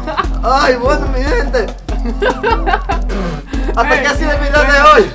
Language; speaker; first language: Spanish; native; Spanish